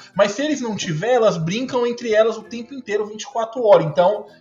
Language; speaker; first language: Portuguese; native; Portuguese